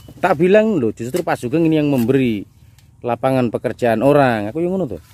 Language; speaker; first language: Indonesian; non-native, local second language; Javanese